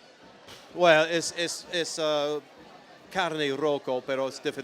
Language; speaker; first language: Spanish; non-native, learner; English